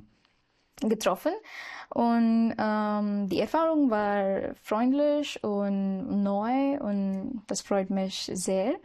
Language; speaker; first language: German; non-native, learner; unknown